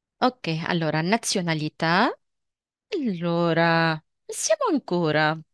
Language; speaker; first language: Italian; non-native, fluent; Arabic